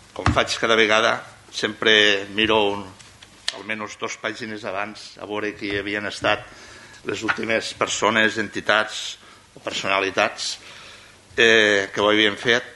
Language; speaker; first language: Catalan; native; Catalan